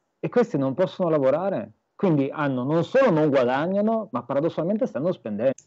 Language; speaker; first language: Italian; native; Italian